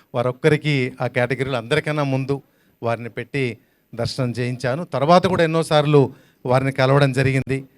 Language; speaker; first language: Telugu; native; Telugu